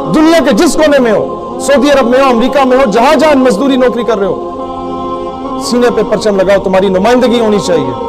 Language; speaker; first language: Urdu; non-native, local second language; Punjabi